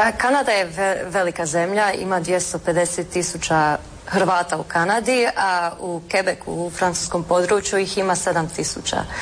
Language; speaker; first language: Croatian; early bilingual, heritage; Croatian